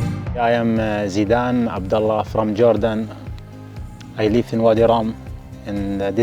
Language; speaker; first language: English; non-native, learner; Arabic